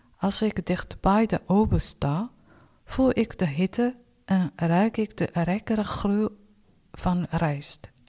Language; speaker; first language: Dutch; non-native, fluent; Japanese